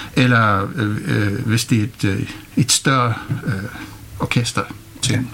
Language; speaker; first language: Danish; non-native, fluent; English